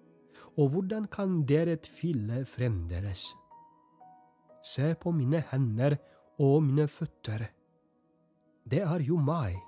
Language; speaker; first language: Norwegian; non-native, fluent; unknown